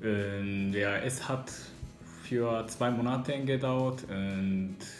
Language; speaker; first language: German; non-native, learner; Japanese